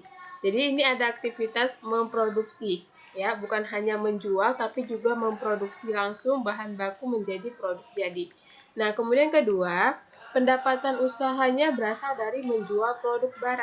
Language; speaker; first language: Indonesian; native; Indonesian